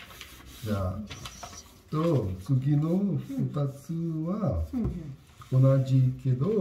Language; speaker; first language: Japanese; non-native, learner; Hindi